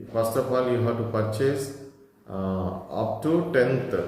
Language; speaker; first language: English; non-native, local second language; Telugu